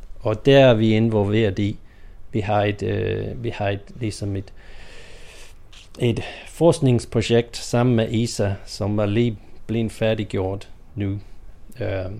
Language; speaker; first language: Danish; non-native, fluent; English